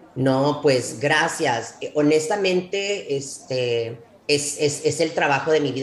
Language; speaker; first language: Spanish; early bilingual, heritage; Spanish